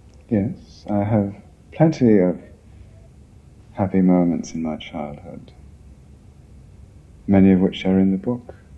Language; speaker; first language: English; native; English